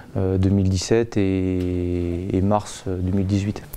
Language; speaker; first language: French; native; French